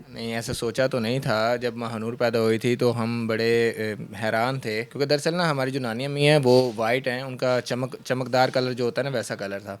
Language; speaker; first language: Urdu; non-native, local second language; Punjabi